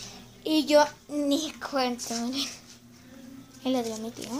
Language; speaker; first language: Spanish; native; Spanish